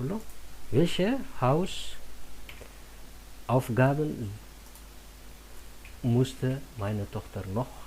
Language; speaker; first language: German; non-native, fluent; Tigrinya